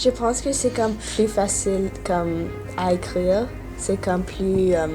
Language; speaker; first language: French; non-native, local second language; English